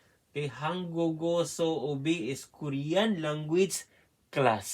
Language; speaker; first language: English; non-native, learner; Filipino